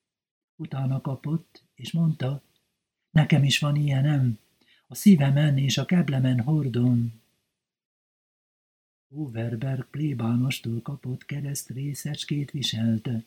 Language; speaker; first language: Hungarian; native; Hungarian